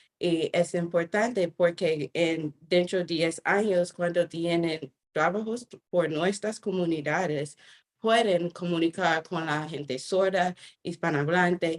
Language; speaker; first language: Spanish; non-native, fluent; English